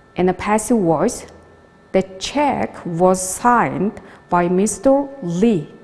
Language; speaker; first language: English; non-native, learner; Mongolian